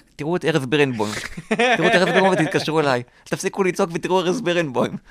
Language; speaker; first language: Hebrew; native; Hebrew